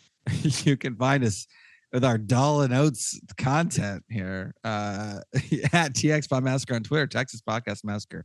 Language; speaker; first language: English; native; English